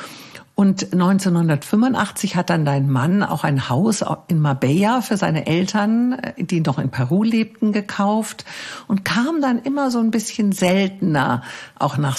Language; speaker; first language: German; native; German